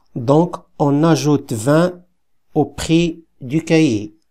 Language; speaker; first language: French; non-native, local second language; Arabic